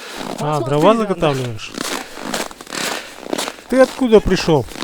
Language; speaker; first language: Russian; non-native, local second language; Yakut